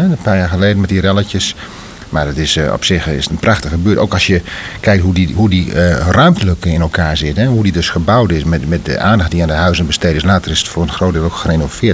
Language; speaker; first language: Dutch; native; Dutch